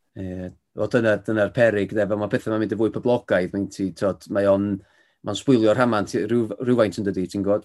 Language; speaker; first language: Welsh; native; Welsh